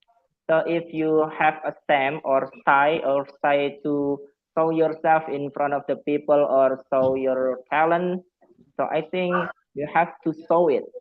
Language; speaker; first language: English; non-native, fluent; Javanese